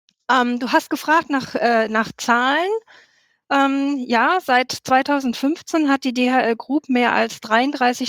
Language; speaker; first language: German; native; German